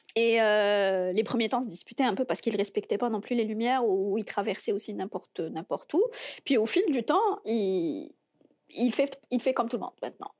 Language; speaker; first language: French; non-native, local second language; Arabic